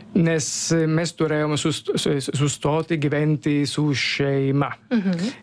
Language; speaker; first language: Lithuanian; non-native, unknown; Italian